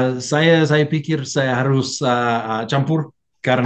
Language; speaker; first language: Indonesian; non-native, learner; English